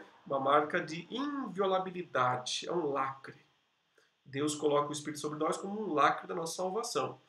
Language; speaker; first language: Portuguese; native; Portuguese